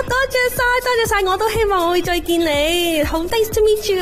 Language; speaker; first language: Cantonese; early bilingual, heritage; Cantonese